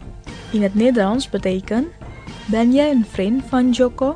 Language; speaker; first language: Dutch; non-native, learner; Indonesian